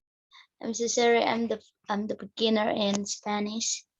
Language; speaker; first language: English; non-native, fluent; Indonesian